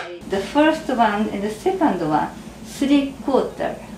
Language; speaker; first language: English; non-native, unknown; Japanese